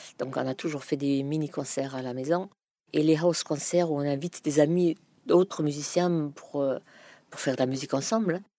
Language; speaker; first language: French; non-native, fluent; German